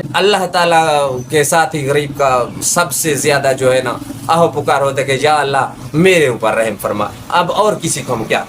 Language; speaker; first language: Urdu; non-native, local second language; Punjabi